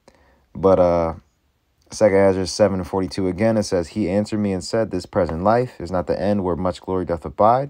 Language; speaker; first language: English; native; English